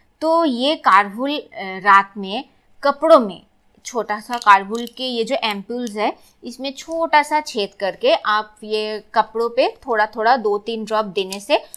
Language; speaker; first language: Hindi; non-native, local second language; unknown